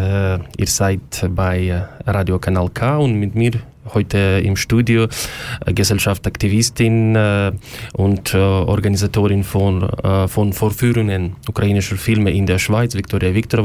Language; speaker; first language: German; non-native, learner; Ukrainian